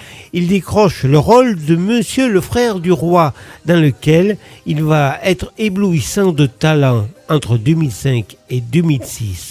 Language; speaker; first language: French; native; French